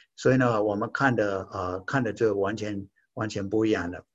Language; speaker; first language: Chinese; non-native, fluent; English